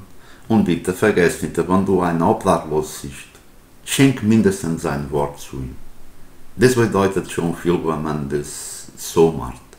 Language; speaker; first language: German; non-native, learner; Portuguese